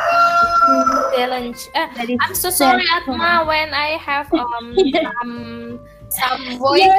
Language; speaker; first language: English; non-native, learner; Indonesian